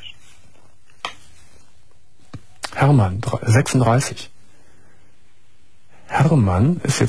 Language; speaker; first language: German; native; German